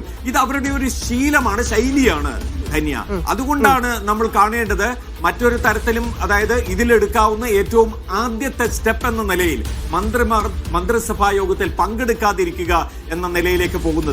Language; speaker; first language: Malayalam; native; Malayalam